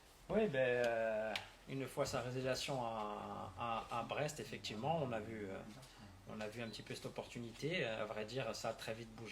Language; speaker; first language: French; native; French